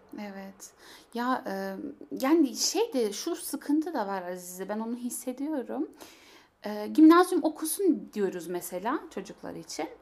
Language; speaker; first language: Turkish; early bilingual, heritage; Turkish